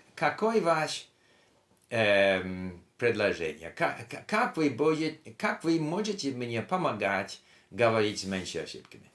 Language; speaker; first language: Russian; non-native, learner; English